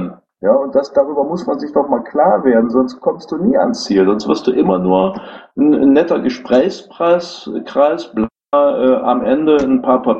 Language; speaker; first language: German; native; German